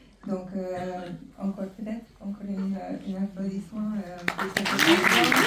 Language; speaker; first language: French; non-native, fluent; Hungarian